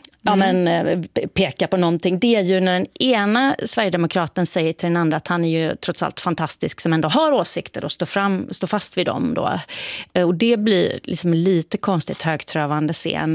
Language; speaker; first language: Swedish; native; Swedish